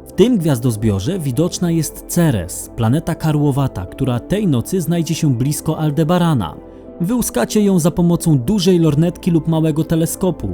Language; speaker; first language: Polish; native; Polish